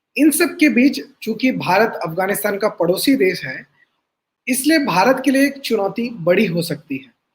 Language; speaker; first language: Hindi; native; Hindi